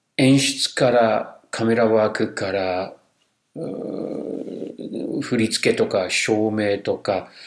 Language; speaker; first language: Japanese; non-native, fluent; English